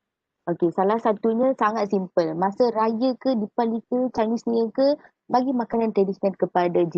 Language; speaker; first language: Malay; native; Malay